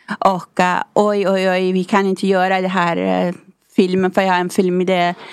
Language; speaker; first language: Swedish; non-native, fluent; Persian